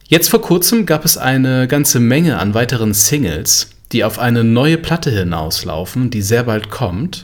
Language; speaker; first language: German; native; German